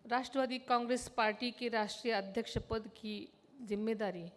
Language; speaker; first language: Hindi; non-native, local second language; Marathi